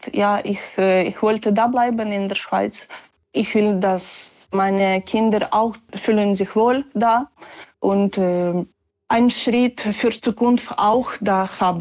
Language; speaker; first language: German; non-native, learner; Ukrainian